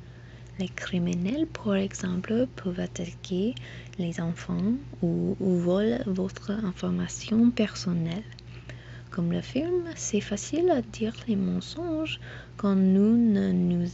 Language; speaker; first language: French; non-native, learner; English